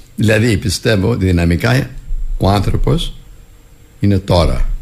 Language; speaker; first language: Greek; native; Greek